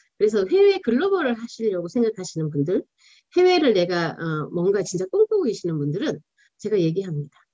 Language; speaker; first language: Korean; native; Korean